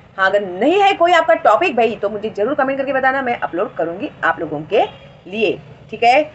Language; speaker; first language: Hindi; non-native, local second language; Marathi